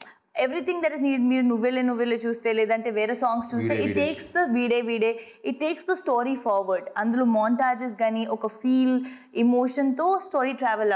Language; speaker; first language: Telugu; non-native, fluent; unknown